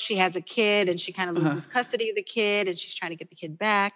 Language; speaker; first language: English; non-native, local second language; Pampanga